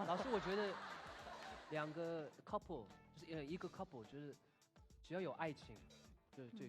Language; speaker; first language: Chinese; non-native, fluent; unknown